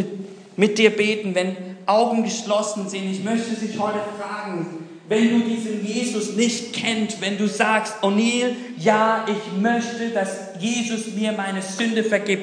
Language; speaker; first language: German; non-native, fluent; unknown